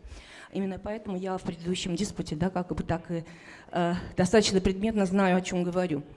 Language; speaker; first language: Russian; native; Russian